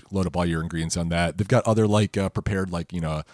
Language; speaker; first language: English; native; English